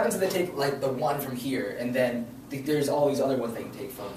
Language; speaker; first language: English; native; English